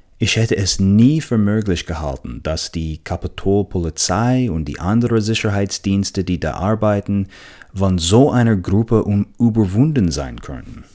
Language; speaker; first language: German; non-native, fluent; English